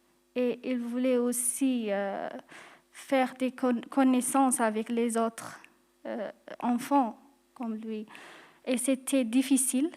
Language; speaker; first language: French; non-native, fluent; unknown